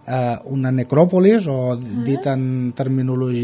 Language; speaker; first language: Catalan; native; Catalan